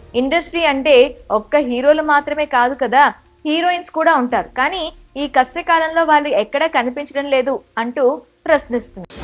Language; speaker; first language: Telugu; native; Telugu